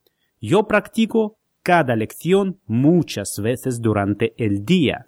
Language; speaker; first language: Spanish; non-native, fluent; Russian